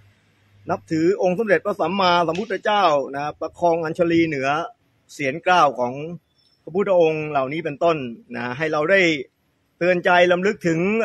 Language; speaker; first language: Thai; native; Thai